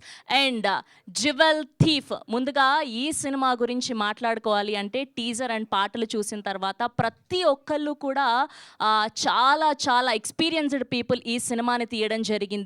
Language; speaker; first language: Telugu; native; Telugu